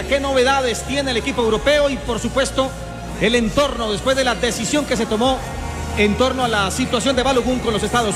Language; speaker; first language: Spanish; native; Spanish